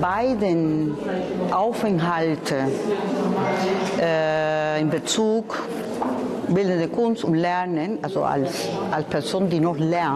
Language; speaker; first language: German; non-native, fluent; Spanish